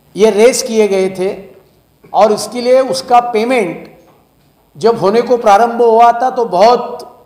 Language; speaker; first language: Hindi; non-native, local second language; Marathi